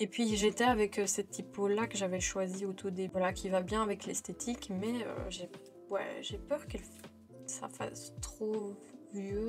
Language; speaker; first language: French; native; French